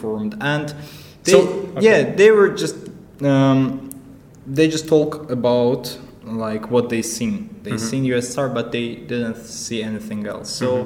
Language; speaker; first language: English; non-native, fluent; Azerbaijani